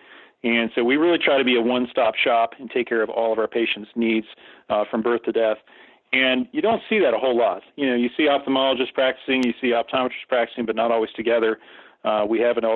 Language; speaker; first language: English; native; English